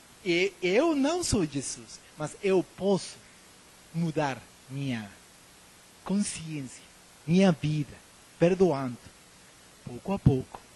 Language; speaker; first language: Portuguese; non-native, learner; Spanish